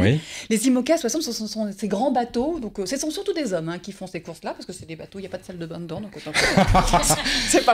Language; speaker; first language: French; native; French